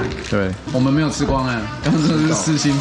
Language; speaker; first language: Chinese; native; Chinese